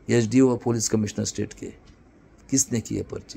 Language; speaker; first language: Hindi; non-native, local second language; Marathi